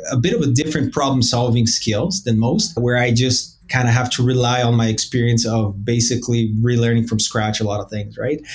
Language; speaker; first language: English; early bilingual, other home language; Portuguese